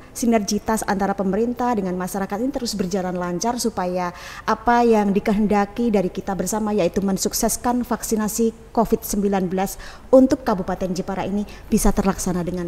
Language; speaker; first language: Indonesian; native; Indonesian